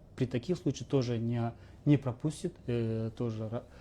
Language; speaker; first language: Russian; non-native, local second language; Kazakh